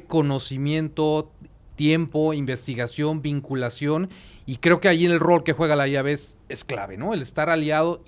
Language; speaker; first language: Spanish; native; Spanish